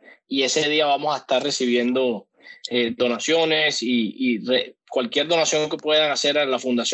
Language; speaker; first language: Spanish; native; Spanish